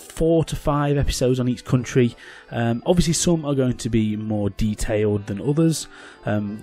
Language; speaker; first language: English; native; English